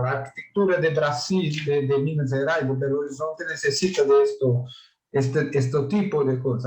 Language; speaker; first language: Spanish; non-native, learner; Portuguese